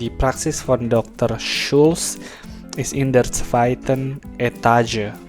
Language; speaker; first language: German; non-native, fluent; Indonesian